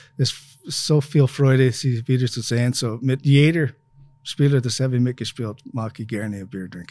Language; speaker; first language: German; non-native, fluent; English